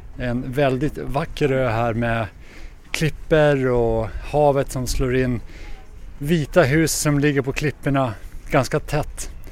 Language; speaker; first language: Swedish; native; Swedish